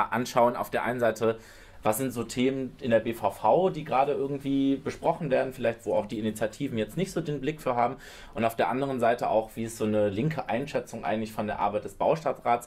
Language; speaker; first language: German; native; German